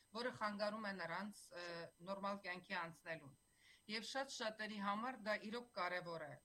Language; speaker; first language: Armenian; native; Armenian